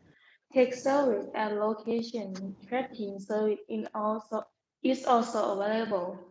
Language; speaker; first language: English; non-native, learner; Thai